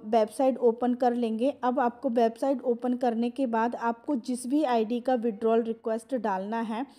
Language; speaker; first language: Hindi; non-native, local second language; Marathi